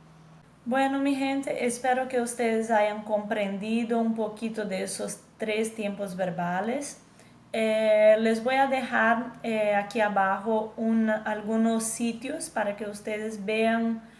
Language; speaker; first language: Spanish; non-native, fluent; Portuguese